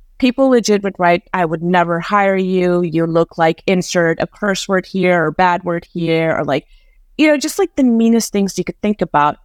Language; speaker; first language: English; early bilingual, other home language; Persian